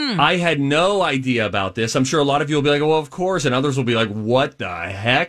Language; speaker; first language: English; native; English